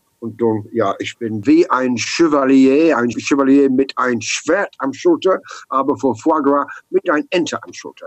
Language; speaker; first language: German; non-native, learner; English